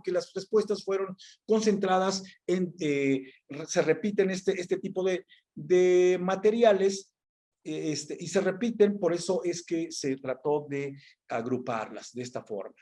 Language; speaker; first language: Spanish; native; Spanish